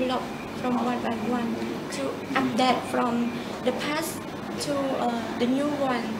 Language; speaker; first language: English; non-native, learner; Khmer